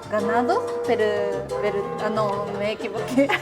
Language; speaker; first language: Spanish; non-native, fluent; Japanese